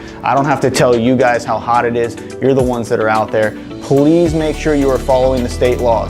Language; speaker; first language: English; native; English